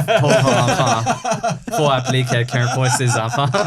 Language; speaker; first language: French; non-native, fluent; English